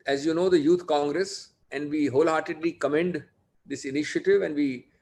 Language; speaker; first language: English; non-native, local second language; Hindi